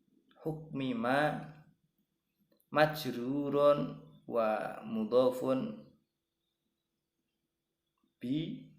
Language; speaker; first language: Arabic; non-native, learner; Indonesian